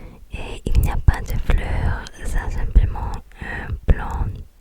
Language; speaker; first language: French; non-native, learner; English